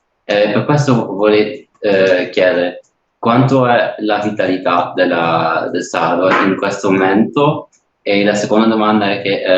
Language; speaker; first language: Italian; non-native, learner; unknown